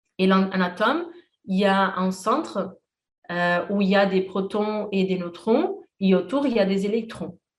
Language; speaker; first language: French; non-native, fluent; Portuguese